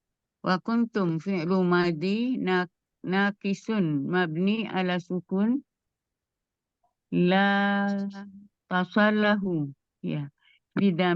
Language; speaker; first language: Arabic; non-native, learner; Indonesian